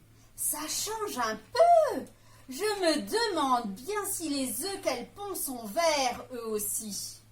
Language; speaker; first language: French; native; French